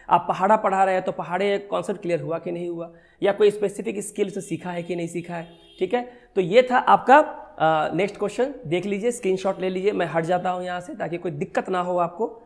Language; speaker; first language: Hindi; native; Hindi